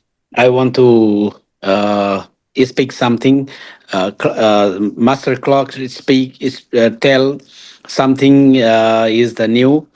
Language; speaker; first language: English; non-native, learner; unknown